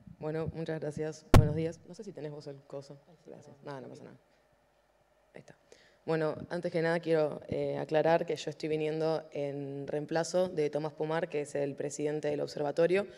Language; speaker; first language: Spanish; native; Spanish